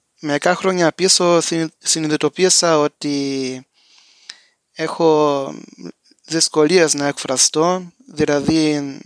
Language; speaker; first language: Greek; early bilingual, heritage; Greek